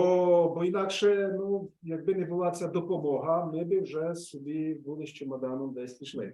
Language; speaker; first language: Ukrainian; native; Ukrainian